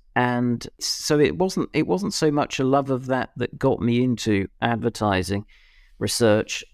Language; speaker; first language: English; native; English